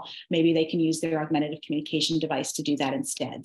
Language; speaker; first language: English; native; English